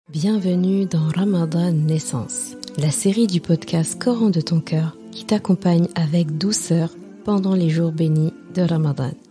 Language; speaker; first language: French; native; French